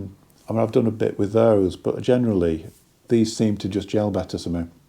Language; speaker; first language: English; native; English